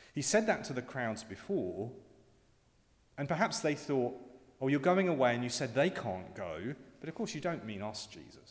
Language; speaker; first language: English; native; English